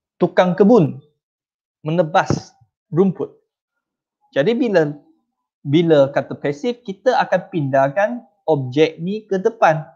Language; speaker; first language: Malay; non-native, local second language; Chinese